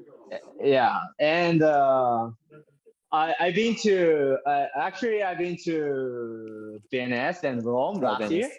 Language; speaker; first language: English; non-native, learner; Japanese